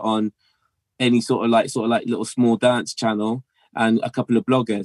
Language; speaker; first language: English; native; English